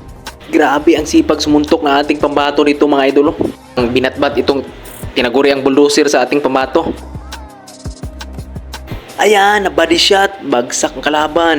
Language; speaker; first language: Filipino; native; Filipino